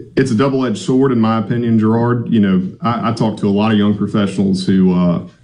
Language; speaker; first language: English; native; English